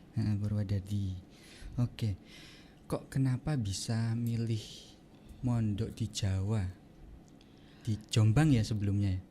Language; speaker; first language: Indonesian; native; Indonesian